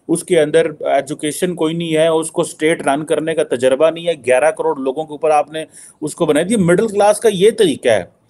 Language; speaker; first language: Urdu; native; Urdu